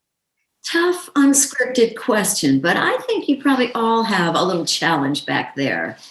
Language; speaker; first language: English; native; English